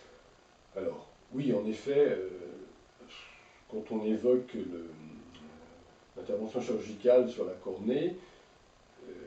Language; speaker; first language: French; native; French